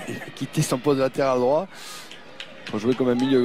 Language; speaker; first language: French; native; French